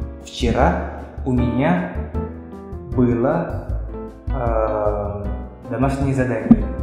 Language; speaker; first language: Russian; non-native, fluent; Indonesian